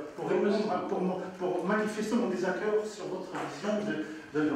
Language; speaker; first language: French; native; French